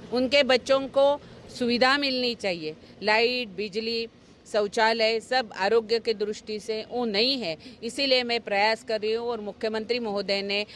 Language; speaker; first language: Hindi; non-native, local second language; Marathi